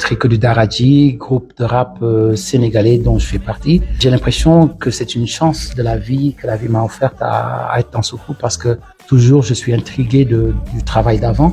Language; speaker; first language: French; non-native, local second language; Wolof